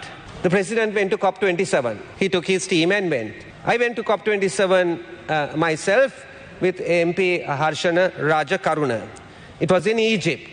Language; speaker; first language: English; non-native, local second language; Sinhala